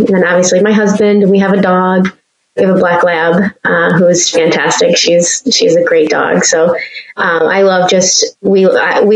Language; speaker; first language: English; native; English